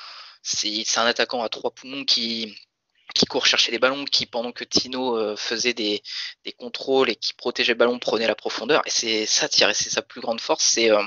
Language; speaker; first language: French; native; French